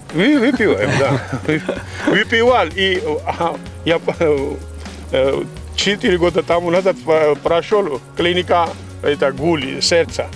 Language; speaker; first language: Russian; non-native, fluent; Georgian